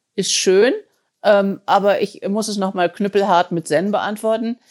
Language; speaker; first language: German; native; German